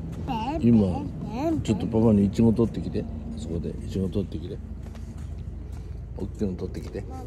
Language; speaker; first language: Japanese; native; Japanese